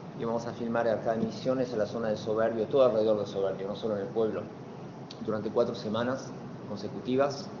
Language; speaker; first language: Spanish; native; Spanish